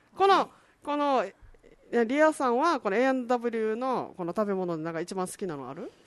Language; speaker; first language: Japanese; native; Japanese